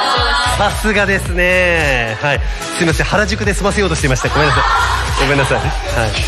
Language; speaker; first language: Japanese; native; Japanese